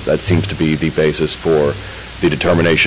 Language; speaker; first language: English; native; English